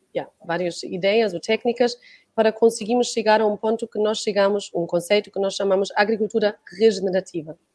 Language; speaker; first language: Portuguese; non-native, fluent; German